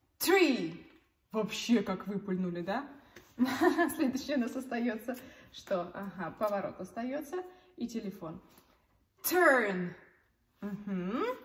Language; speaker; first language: Russian; native; Russian